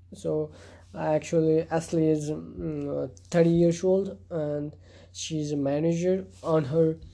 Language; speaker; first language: English; non-native, local second language; Nepali